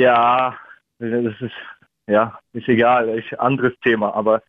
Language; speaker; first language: German; early bilingual, other home language; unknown